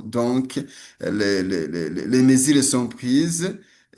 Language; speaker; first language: French; non-native, local second language; Rundi